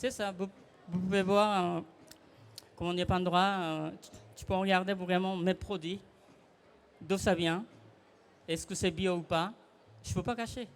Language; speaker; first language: French; non-native, fluent; Japanese